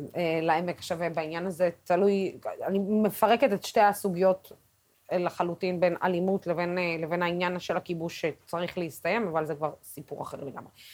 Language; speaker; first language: Hebrew; non-native, local second language; Arabic